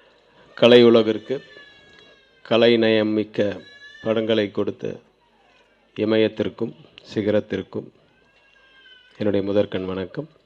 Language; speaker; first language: Tamil; native; Tamil